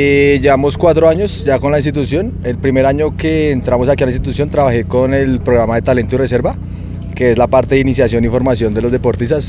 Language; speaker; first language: Spanish; native; Spanish